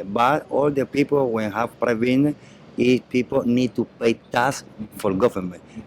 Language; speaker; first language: English; non-native, learner; Spanish